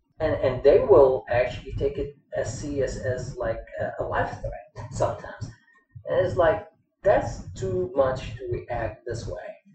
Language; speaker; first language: English; non-native, fluent; Arabic